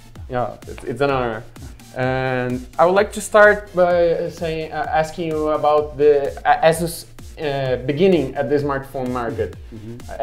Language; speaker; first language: English; non-native, fluent; Portuguese